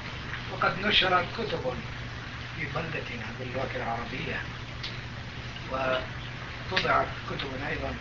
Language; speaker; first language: Arabic; non-native, fluent; Turkish